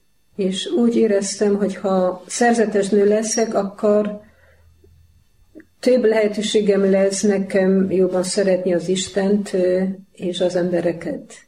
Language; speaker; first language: Hungarian; non-native, fluent; Polish